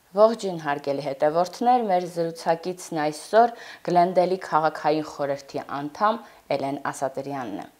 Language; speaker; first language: Armenian; native; Armenian